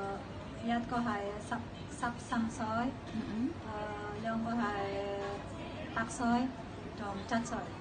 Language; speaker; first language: Cantonese; non-native, learner; Indonesian